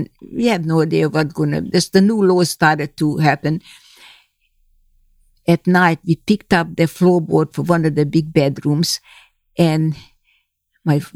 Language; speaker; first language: English; non-native, fluent; Hungarian